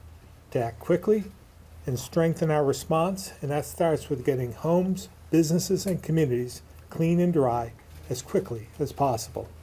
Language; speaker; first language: English; native; English